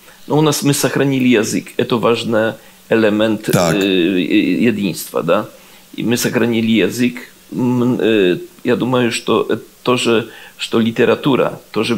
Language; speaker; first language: Russian; non-native, learner; Polish